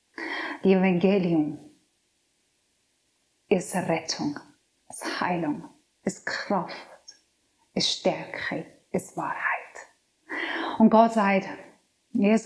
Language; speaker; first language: German; non-native, fluent; Persian